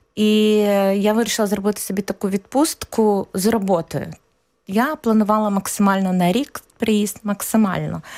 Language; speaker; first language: Ukrainian; native; Ukrainian